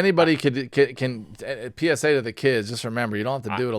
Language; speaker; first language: English; native; English